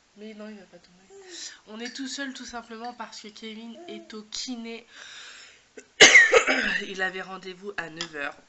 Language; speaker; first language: French; native; French